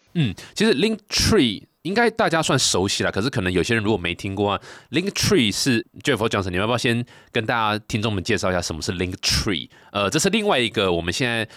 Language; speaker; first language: Chinese; native; Chinese